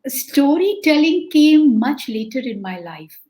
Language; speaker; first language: English; non-native, local second language; Hindi